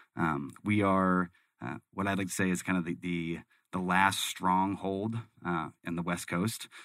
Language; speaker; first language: English; native; English